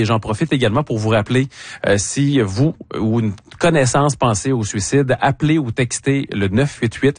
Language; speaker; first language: French; native; French